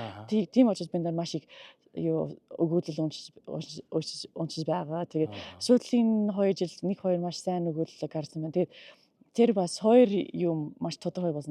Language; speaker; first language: Mongolian; non-native, learner; English